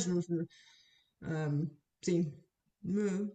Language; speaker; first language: Portuguese; non-native, learner; Bulgarian